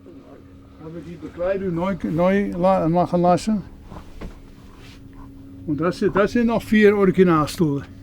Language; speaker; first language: German; non-native, learner; Dutch